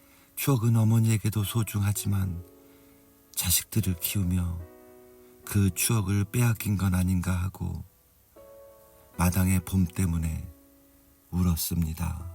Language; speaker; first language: Korean; native; Korean